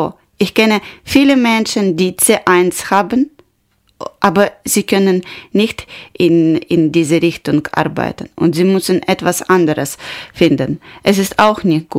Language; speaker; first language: German; non-native, learner; Ukrainian